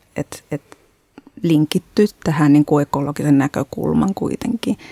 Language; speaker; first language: Finnish; non-native, fluent; Spanish